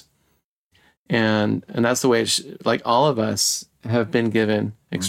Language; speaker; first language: English; native; English